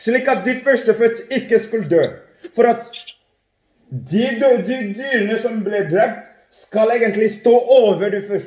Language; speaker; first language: Norwegian; non-native, fluent; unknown